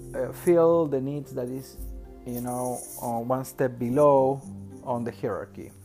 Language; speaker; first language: English; non-native, fluent; Spanish